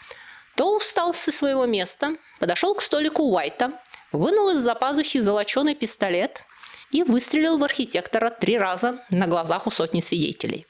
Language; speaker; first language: Russian; native; Russian